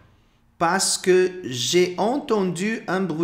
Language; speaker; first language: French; non-native, fluent; Portuguese